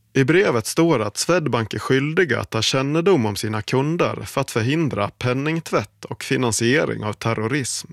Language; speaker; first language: Swedish; native; Swedish